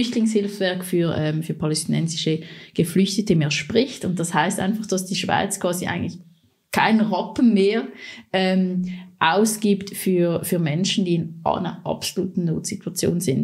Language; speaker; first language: German; native; German